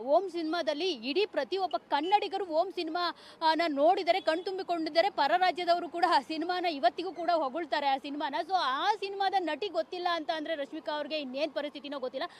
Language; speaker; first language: Kannada; native; Kannada